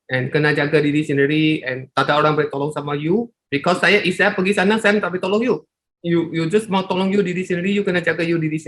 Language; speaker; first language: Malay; non-native, local second language; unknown